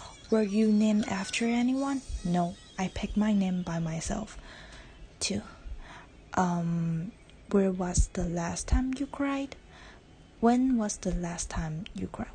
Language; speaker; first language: English; non-native, learner; Chinese